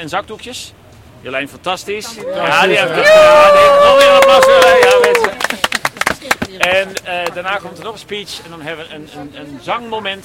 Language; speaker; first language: Dutch; native; Dutch